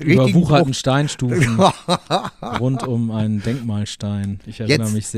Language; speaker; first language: German; native; German